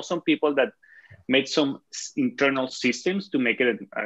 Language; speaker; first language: English; non-native, fluent; Spanish